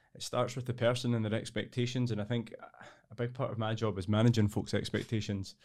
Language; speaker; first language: English; native; English